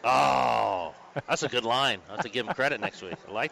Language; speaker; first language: English; native; English